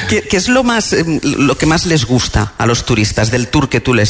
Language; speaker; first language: Spanish; native; Spanish